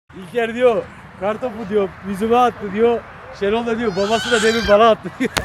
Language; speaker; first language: Turkish; early bilingual, heritage; Turkish